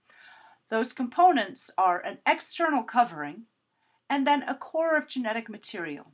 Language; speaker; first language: English; native; English